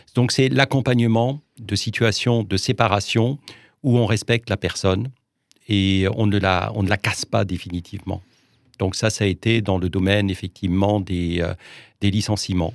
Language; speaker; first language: French; non-native, local second language; Swiss German